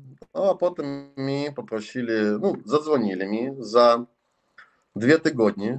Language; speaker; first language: Polish; non-native, learner; Russian